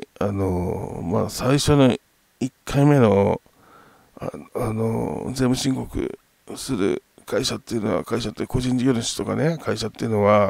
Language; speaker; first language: Japanese; native; Japanese